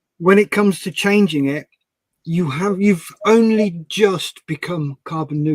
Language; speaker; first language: English; native; English